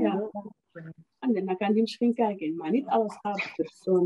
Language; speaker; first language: Dutch; non-native, fluent; Arabic